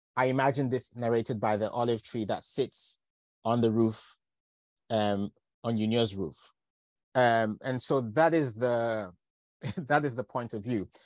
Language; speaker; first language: English; native; English